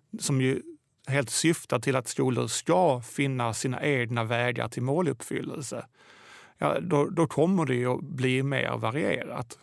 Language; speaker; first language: Swedish; native; Swedish